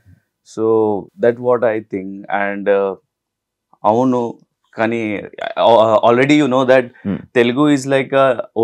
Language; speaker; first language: Telugu; non-native, learner; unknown